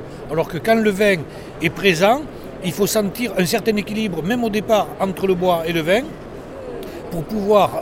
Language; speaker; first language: French; native; French